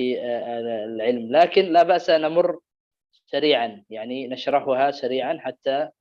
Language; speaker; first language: Arabic; native; Arabic